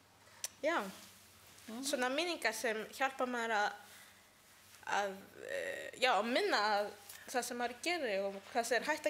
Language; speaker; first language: Icelandic; early bilingual, heritage; Icelandic